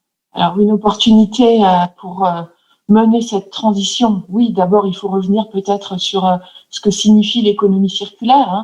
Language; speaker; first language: French; native; French